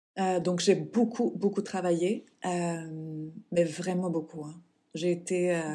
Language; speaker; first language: French; non-native, fluent; Swedish